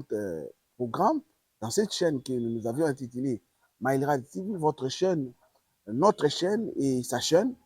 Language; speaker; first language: French; non-native, local second language; Lingala